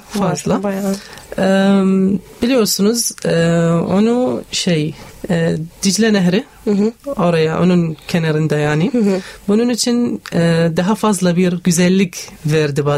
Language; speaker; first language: Turkish; non-native, fluent; Arabic